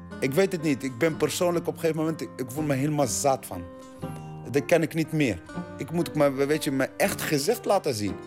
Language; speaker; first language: Dutch; non-native, learner; Arabic